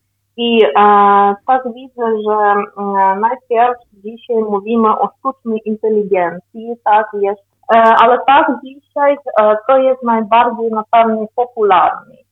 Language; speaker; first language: Polish; non-native, fluent; Ukrainian